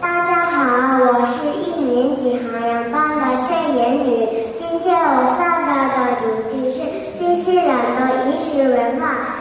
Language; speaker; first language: Chinese; non-native, learner; Korean